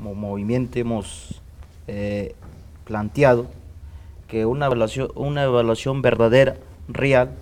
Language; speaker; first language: Spanish; non-native, local second language; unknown